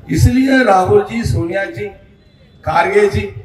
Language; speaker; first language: Hindi; non-native, local second language; Telugu